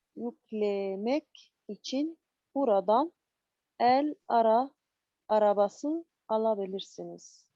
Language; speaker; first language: Turkish; non-native, learner; Arabic